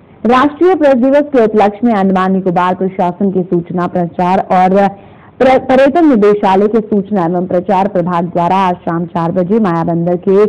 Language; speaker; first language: Hindi; native; Hindi